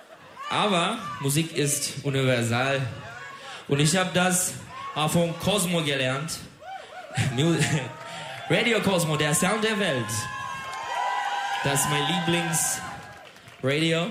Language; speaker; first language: German; non-native, learner; Turkish